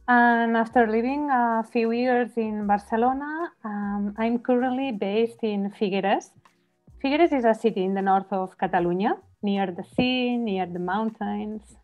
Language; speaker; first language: English; non-native, learner; Spanish